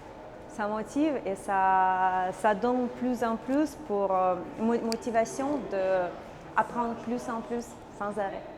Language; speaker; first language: French; non-native, learner; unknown